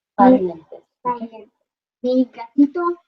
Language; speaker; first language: Spanish; non-native, learner; English